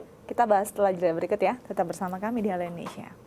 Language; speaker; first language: Indonesian; native; Indonesian